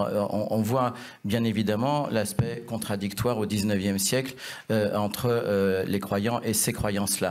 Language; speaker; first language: French; native; French